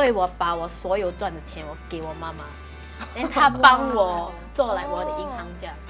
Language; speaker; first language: Chinese; non-native, local second language; English